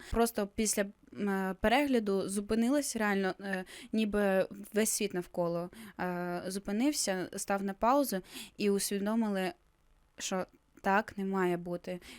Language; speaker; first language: Ukrainian; native; Ukrainian